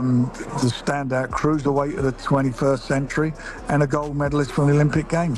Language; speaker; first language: English; native; English